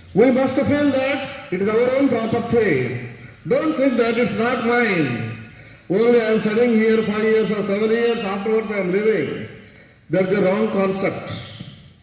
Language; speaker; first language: English; non-native, local second language; Telugu